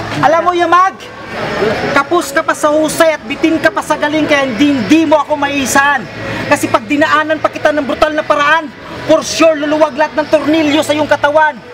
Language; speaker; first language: Filipino; non-native, local second language; Cebuano